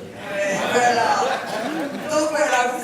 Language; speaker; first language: French; native; French